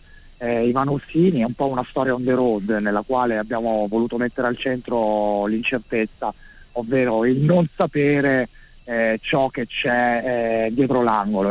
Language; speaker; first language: Italian; native; Italian